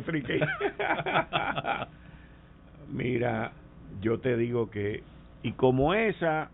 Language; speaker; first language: Spanish; native; Spanish